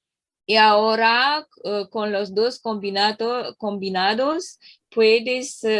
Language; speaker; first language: Spanish; non-native, learner; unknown